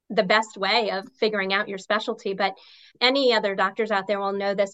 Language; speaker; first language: English; native; English